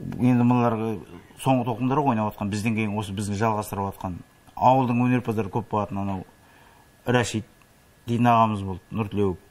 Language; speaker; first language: Kazakh; native; Kazakh